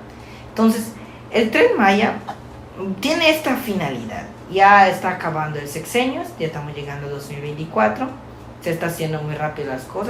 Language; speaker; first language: Spanish; native; Spanish